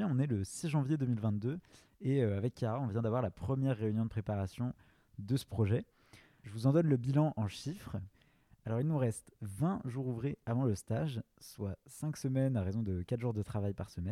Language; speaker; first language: French; native; French